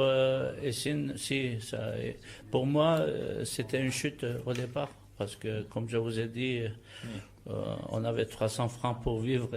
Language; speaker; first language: French; non-native, fluent; Turkish